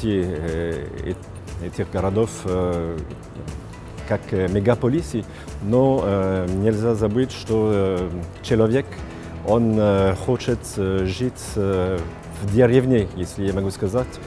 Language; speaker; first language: Russian; non-native, fluent; French